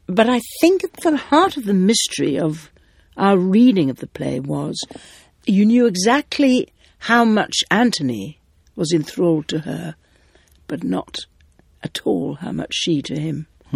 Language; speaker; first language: English; native; English